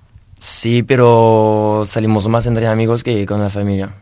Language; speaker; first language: Spanish; non-native, learner; French